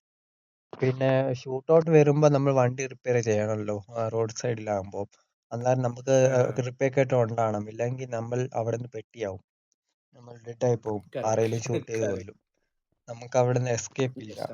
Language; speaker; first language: Malayalam; early bilingual, heritage; Malayalam